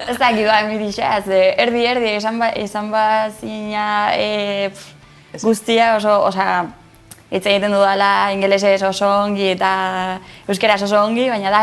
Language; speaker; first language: Basque; non-native, local second language; Spanish